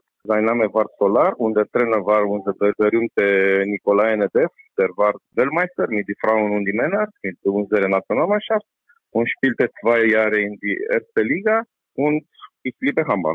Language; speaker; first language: German; non-native, learner; Romanian